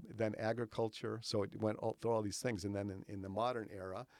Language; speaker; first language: English; native; English